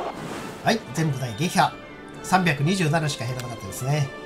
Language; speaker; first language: Japanese; native; Japanese